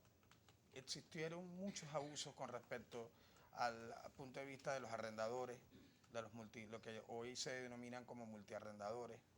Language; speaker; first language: Spanish; native; Spanish